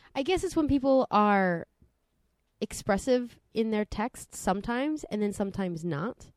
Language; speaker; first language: English; native; English